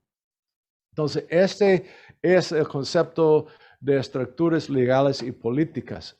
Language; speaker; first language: Spanish; non-native, learner; English